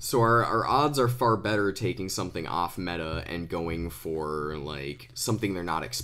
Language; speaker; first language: English; native; English